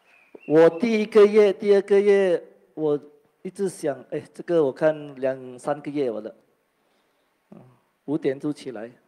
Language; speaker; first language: Chinese; non-native, local second language; Malay